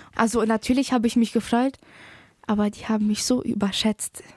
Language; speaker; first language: German; early bilingual, other home language; Polish